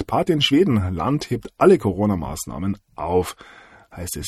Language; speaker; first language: German; native; German